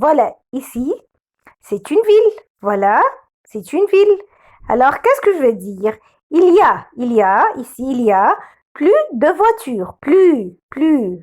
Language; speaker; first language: French; non-native, fluent; Arabic